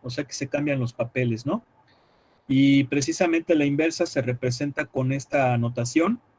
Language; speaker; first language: Spanish; native; Spanish